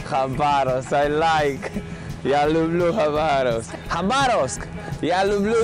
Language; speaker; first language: Russian; non-native, learner; Polish